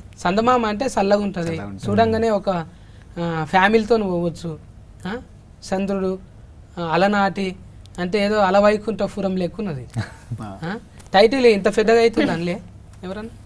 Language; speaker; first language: Telugu; native; Telugu